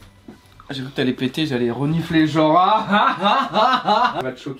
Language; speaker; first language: French; native; French